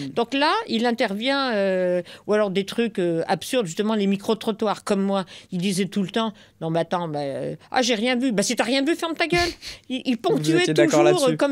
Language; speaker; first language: French; native; French